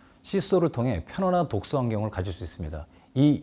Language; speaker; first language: Korean; native; Korean